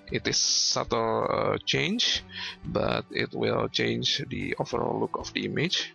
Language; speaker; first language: English; non-native, learner; Indonesian